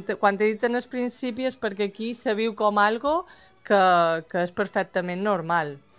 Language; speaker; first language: Catalan; native; Catalan